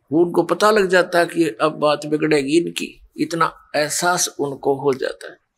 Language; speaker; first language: Hindi; native; Hindi